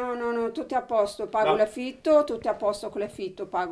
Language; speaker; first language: Italian; non-native, learner; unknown